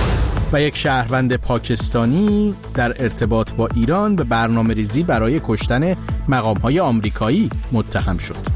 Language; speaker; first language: Persian; native; Persian